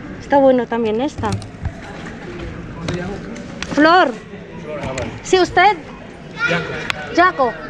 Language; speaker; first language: Spanish; non-native, learner; Filipino